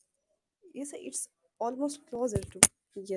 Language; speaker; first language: English; non-native, learner; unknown